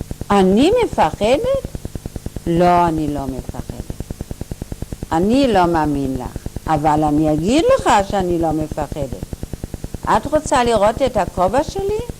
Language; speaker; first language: Hebrew; non-native, fluent; German